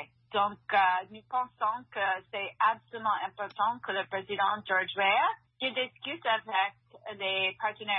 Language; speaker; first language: French; non-native, fluent; English